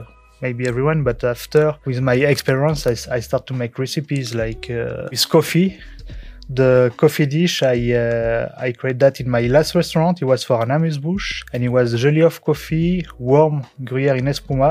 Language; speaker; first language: English; non-native, learner; French